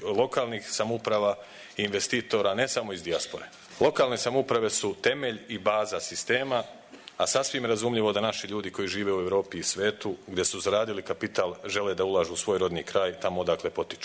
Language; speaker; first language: Serbian; native; Serbian